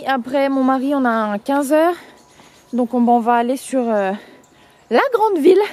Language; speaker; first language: French; native; French